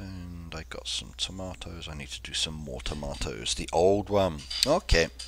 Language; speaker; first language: English; native; English